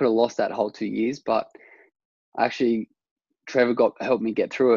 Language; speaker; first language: English; native; English